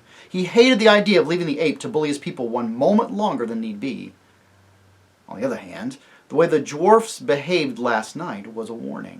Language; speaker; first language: English; native; English